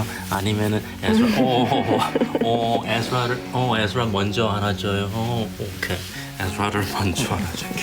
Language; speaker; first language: Korean; early bilingual, heritage; Korean